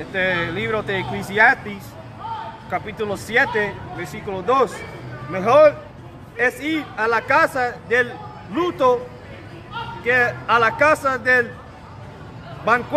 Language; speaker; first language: Spanish; early bilingual, heritage; Spanish